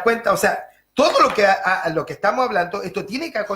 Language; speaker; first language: Spanish; native; Spanish